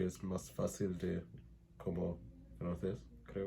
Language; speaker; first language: Spanish; non-native, learner; English